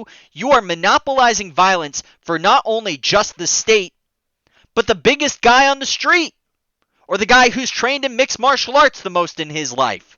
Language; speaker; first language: English; native; English